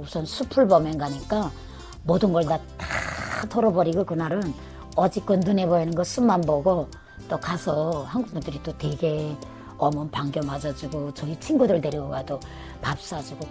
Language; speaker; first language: Korean; native; Korean